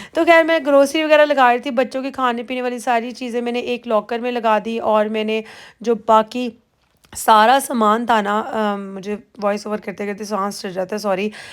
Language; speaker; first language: Urdu; native; Urdu